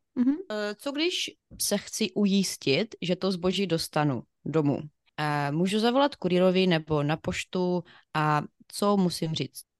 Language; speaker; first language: Czech; non-native, fluent; Ukrainian